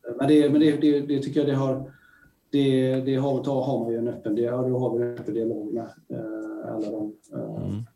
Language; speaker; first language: Swedish; native; Swedish